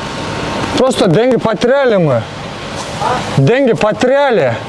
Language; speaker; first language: Russian; non-native, learner; Kyrgyz